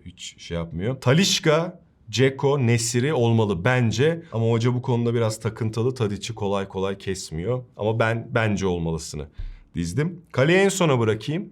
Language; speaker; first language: Turkish; native; Turkish